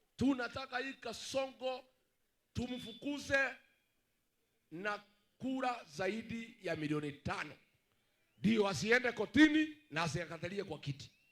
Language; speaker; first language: Swahili; non-native, local second language; Kikuyu